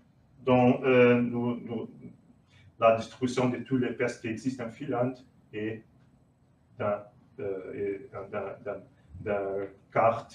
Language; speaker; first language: French; non-native, learner; Portuguese